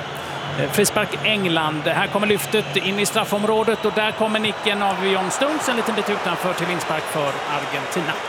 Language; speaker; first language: Swedish; native; Swedish